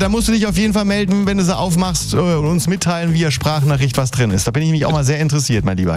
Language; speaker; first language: German; native; German